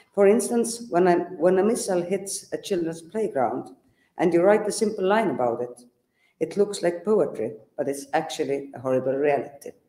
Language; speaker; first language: English; non-native, fluent; Estonian